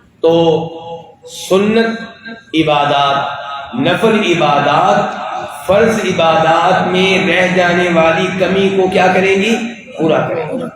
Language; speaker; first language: Urdu; non-native, local second language; Punjabi